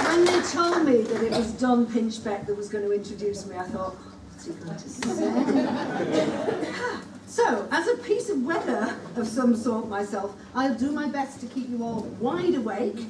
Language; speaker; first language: English; native; English